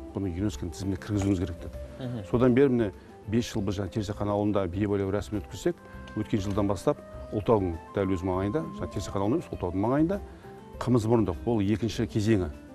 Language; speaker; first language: Kazakh; native; Kazakh